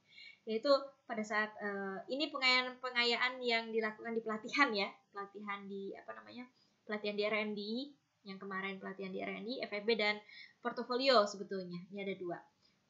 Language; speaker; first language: Indonesian; native; Indonesian